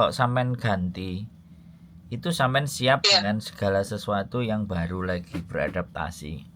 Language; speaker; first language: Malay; non-native, local second language; Javanese